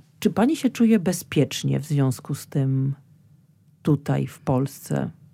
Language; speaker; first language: Polish; native; Polish